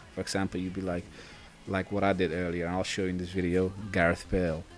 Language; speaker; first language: English; non-native, fluent; Dutch